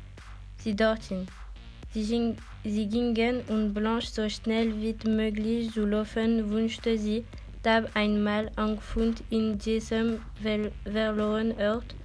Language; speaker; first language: German; non-native, learner; French